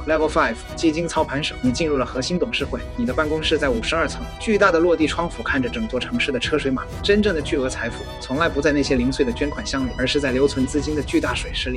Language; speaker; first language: Chinese; native; Chinese